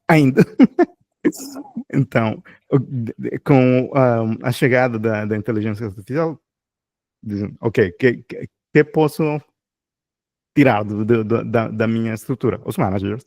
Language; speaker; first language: Portuguese; non-native, fluent; Spanish